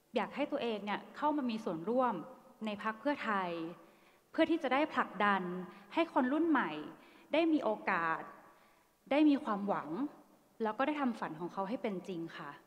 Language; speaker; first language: Thai; native; Thai